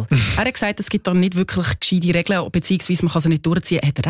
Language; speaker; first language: German; native; German